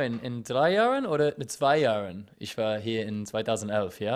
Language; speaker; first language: German; non-native, learner; English